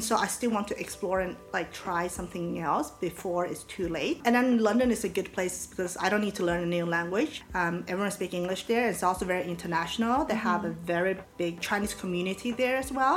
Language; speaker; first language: English; early bilingual, other home language; Cantonese